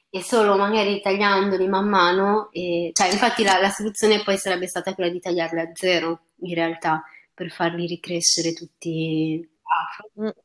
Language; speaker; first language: Italian; early bilingual, other home language; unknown